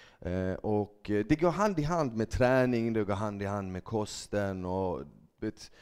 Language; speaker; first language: Swedish; early bilingual, other home language; Bosnian